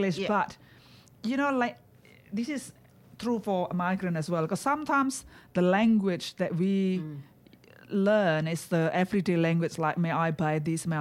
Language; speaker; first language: English; non-native, fluent; Indonesian